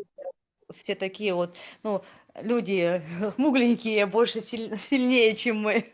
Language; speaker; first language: Russian; native; Russian